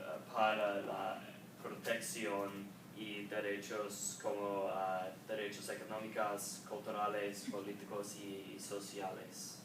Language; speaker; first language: Spanish; non-native, learner; English